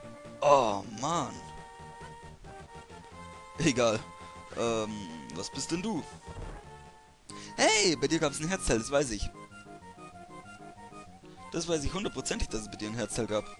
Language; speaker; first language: German; native; German